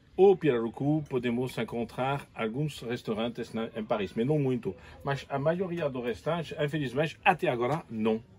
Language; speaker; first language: Portuguese; non-native, fluent; French